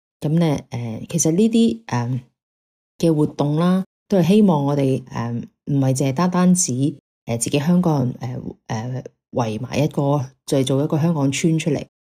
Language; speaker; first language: Cantonese; native; Cantonese